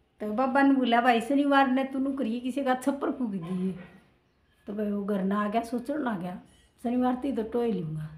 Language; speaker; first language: Hindi; native; Hindi